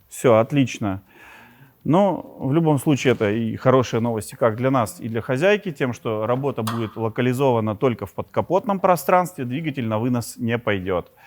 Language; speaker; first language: Russian; native; Russian